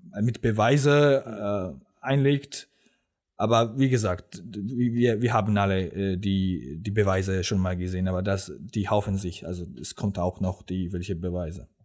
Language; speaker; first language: German; non-native, fluent; Georgian